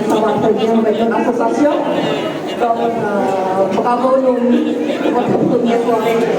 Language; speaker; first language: French; non-native, fluent; Khmer